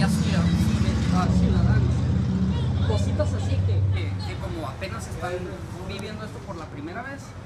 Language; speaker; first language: Spanish; early bilingual, heritage; Spanish